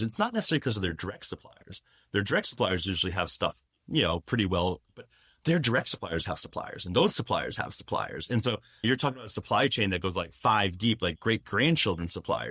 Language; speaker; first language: English; native; English